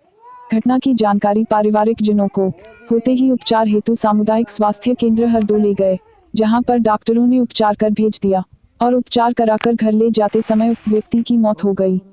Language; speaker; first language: Hindi; native; Hindi